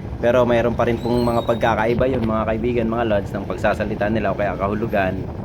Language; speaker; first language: Filipino; non-native, local second language; Bikol